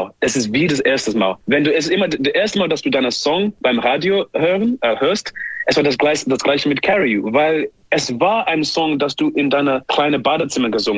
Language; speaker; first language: German; non-native, learner; English